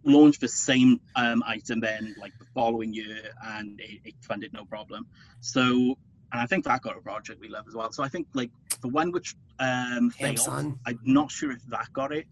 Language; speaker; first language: English; native; English